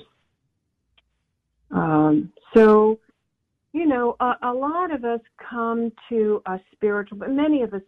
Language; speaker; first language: English; native; English